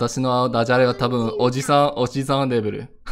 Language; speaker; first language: Japanese; non-native, learner; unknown